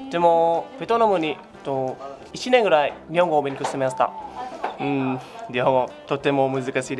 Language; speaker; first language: Japanese; non-native, learner; Vietnamese